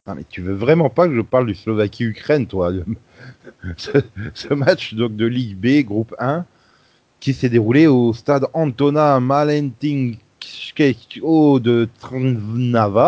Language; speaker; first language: French; native; French